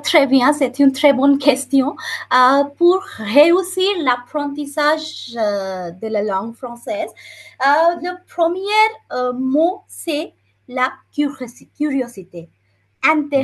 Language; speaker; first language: French; non-native, fluent; Bangla